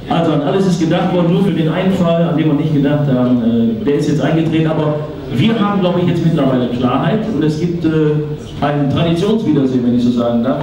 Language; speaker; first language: German; native; German